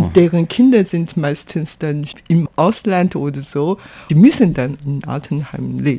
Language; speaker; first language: German; non-native, fluent; Chinese